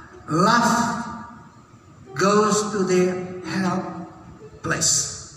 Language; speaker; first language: English; non-native, learner; Indonesian